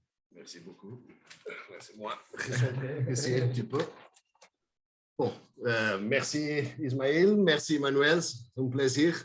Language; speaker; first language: French; non-native, fluent; Portuguese